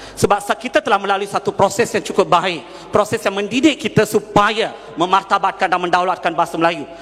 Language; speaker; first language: Malay; non-native, local second language; Tamil